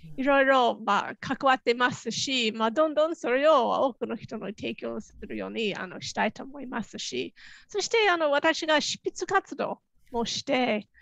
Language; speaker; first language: Japanese; non-native, fluent; English